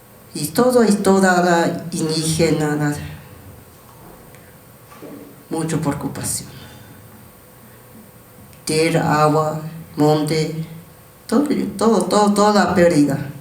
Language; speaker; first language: Spanish; non-native, learner; Guarani